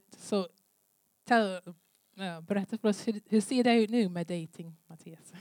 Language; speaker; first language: Swedish; non-native, learner; English